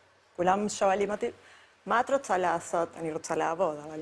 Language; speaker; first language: Hebrew; non-native, fluent; Spanish